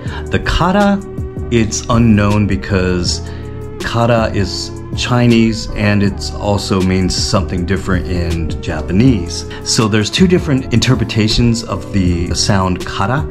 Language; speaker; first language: English; native; English